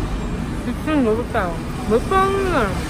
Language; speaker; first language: Japanese; non-native, learner; Korean